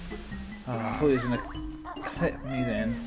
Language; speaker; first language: English; native; English